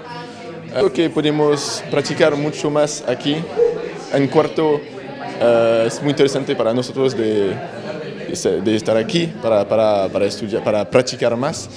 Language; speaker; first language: Spanish; non-native, learner; French